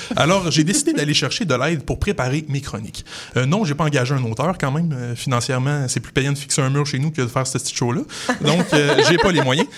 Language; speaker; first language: French; native; French